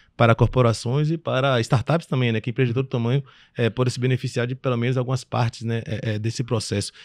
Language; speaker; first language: Portuguese; early bilingual, other home language; French